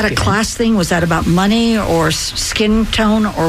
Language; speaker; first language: English; native; English